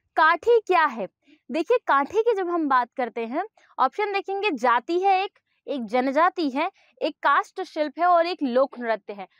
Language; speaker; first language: Hindi; native; Hindi